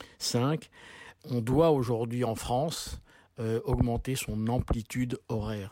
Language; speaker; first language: French; native; French